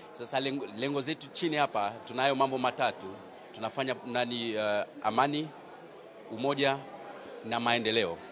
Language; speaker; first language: Swahili; native; Swahili